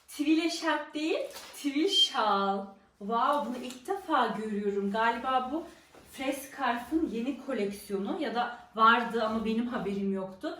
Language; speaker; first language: Turkish; early bilingual, heritage; Turkish